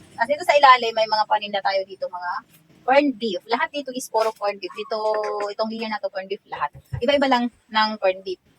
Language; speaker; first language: Filipino; non-native, local second language; Waray